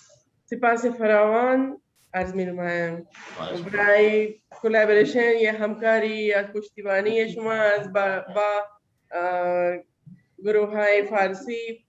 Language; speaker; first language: Persian; non-native, fluent; Urdu